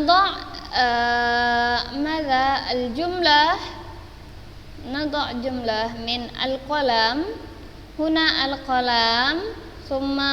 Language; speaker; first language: Arabic; non-native, fluent; Indonesian